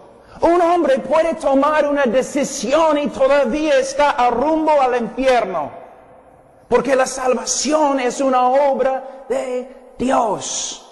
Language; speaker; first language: Spanish; non-native, fluent; English